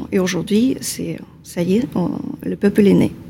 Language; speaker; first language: French; non-native, fluent; Ukrainian